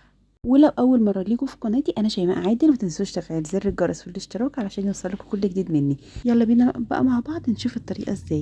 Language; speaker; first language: Arabic; native; Arabic